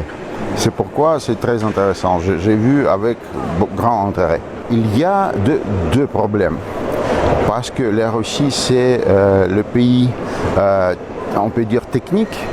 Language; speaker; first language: French; non-native, fluent; Russian